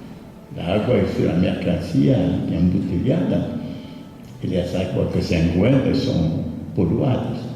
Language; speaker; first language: Spanish; non-native, fluent; French